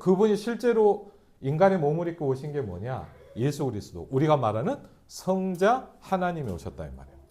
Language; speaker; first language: Korean; native; Korean